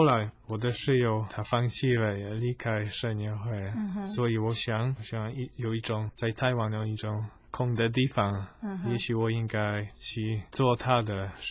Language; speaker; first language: Chinese; non-native, fluent; Polish